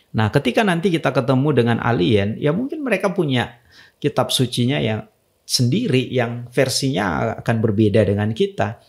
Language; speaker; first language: Indonesian; native; Indonesian